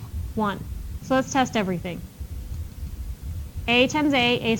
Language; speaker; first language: English; native; English